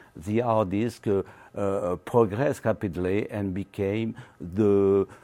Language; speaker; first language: English; non-native, learner; French